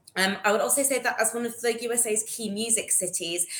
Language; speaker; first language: English; native; English